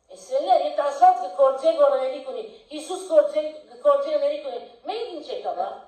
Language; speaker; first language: Armenian; early bilingual, heritage; Armenian